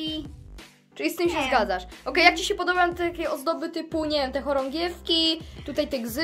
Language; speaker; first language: Polish; native; Polish